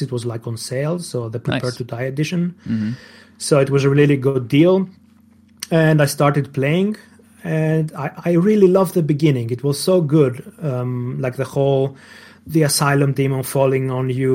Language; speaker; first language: English; non-native, fluent; Greek